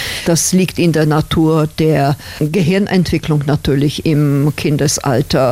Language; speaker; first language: German; non-native, fluent; Slovak